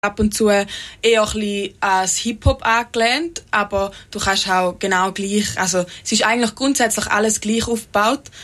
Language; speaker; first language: German; native; German